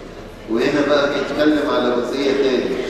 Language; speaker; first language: Arabic; native; Arabic